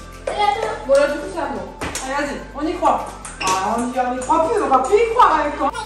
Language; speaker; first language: French; native; French